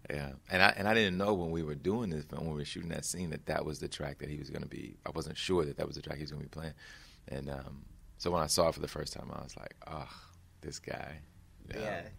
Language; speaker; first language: English; native; English